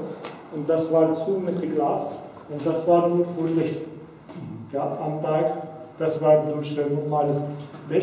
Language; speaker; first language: German; non-native, fluent; Arabic